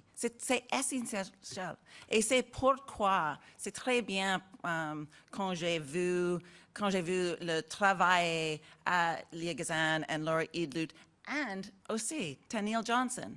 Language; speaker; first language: French; non-native, learner; English